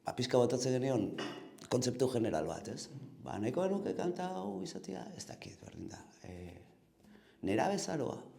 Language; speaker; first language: Basque; native; Basque